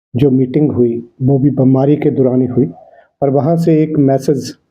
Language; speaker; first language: Hindi; non-native, local second language; Punjabi